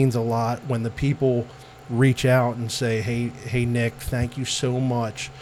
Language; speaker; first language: English; native; English